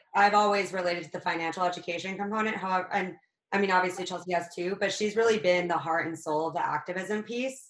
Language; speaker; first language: English; native; English